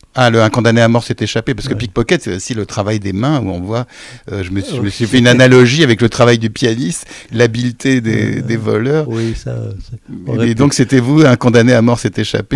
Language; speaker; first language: French; native; French